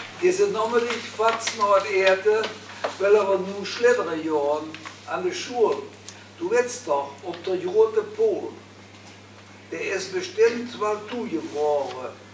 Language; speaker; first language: German; native; German